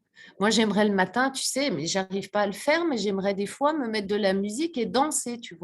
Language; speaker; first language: French; native; French